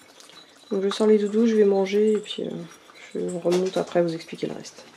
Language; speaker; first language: French; native; French